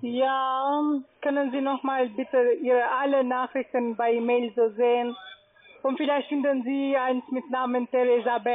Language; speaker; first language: German; non-native, learner; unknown